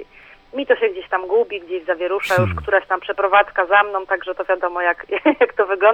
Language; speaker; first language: Polish; native; Polish